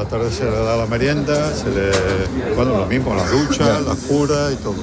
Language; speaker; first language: Spanish; native; Spanish